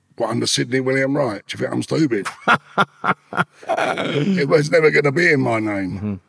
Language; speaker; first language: English; native; English